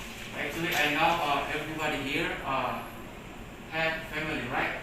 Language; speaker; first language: English; non-native, learner; Indonesian